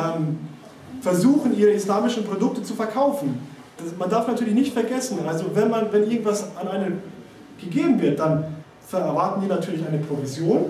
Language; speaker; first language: German; native; German